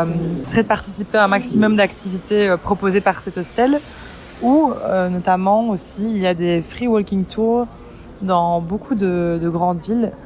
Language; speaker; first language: French; native; French